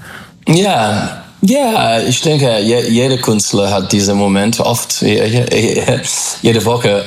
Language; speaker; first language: German; non-native, fluent; English